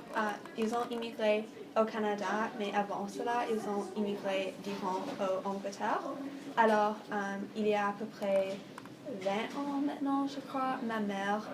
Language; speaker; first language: French; non-native, fluent; English